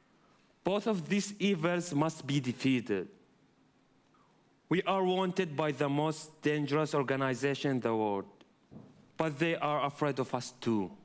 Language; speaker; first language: English; non-native, fluent; Arabic